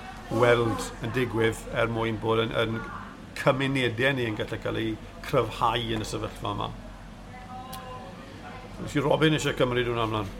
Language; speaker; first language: Welsh; native; Welsh